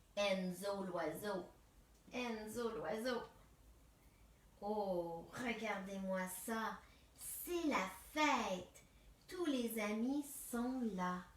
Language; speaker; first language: French; native; French